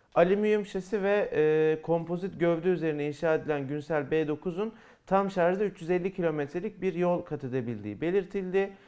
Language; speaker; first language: Turkish; native; Turkish